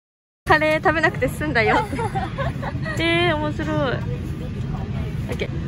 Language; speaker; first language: Japanese; native; Japanese